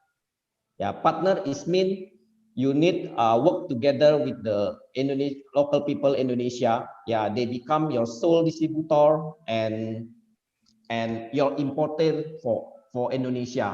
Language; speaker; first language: English; non-native, fluent; Indonesian